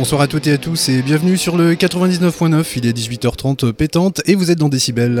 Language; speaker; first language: French; native; French